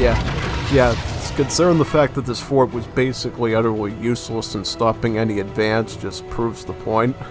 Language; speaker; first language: English; native; English